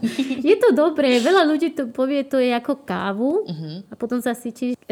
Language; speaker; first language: Slovak; non-native, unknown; Spanish